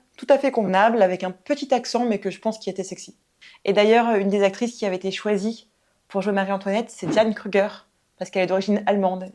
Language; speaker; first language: French; native; French